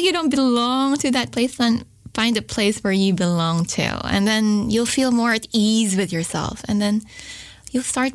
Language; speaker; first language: English; native; English